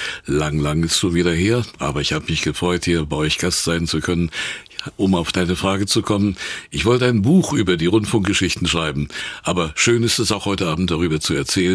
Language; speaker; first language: German; native; German